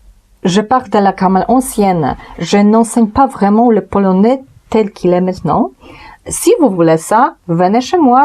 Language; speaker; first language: French; non-native, fluent; Polish